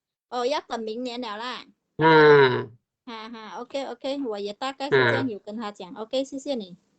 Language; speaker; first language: Chinese; native; Chinese